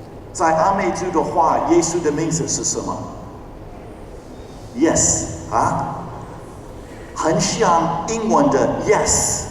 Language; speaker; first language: Chinese; non-native, fluent; English